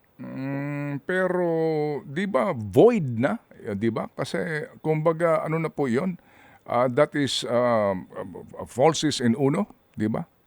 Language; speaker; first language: Filipino; native; Filipino